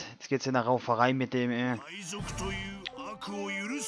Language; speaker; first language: German; native; German